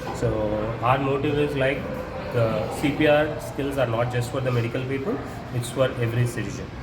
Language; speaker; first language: English; non-native, local second language; Telugu